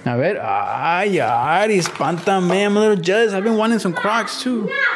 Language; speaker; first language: English; non-native, fluent; Spanish